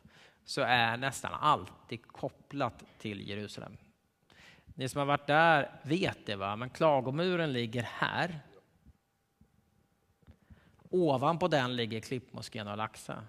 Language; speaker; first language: Swedish; native; Swedish